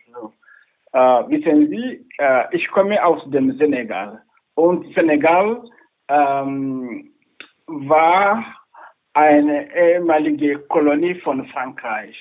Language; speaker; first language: German; non-native, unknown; Wolof